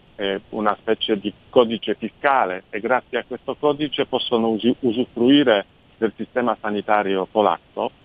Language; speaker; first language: Italian; non-native, fluent; Polish